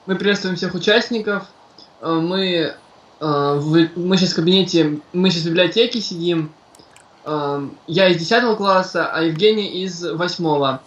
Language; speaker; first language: Russian; native; Russian